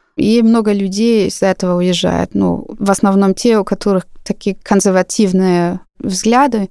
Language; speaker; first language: Russian; non-native, fluent; German